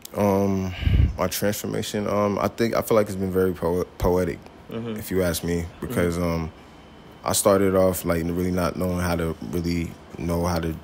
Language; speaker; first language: English; native; English